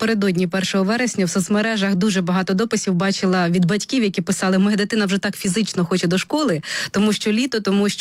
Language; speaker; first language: Ukrainian; native; Ukrainian